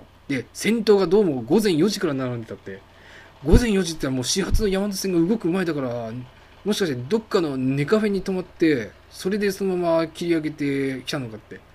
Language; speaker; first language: Japanese; native; Japanese